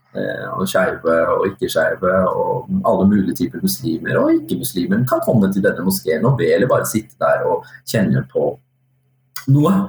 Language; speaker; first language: Norwegian; early bilingual, other home language; Urdu